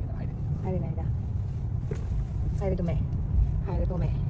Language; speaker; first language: Japanese; non-native, learner; Filipino